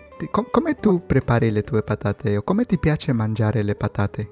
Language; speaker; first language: Italian; non-native, learner; Spanish